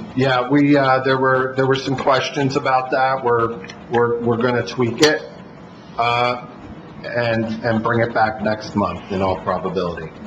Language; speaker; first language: English; native; English